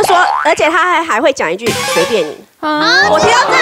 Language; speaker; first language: Chinese; native; Chinese